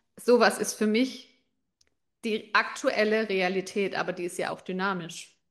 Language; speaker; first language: German; native; German